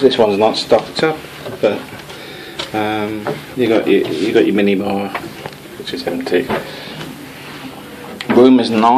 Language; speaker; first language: English; native; English